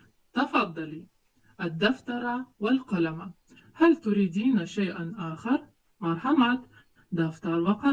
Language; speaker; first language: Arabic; non-native, learner; Tajik